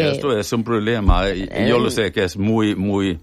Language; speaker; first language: Spanish; non-native, fluent; Swedish